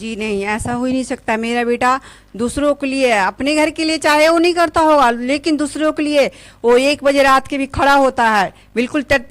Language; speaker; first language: Hindi; native; Hindi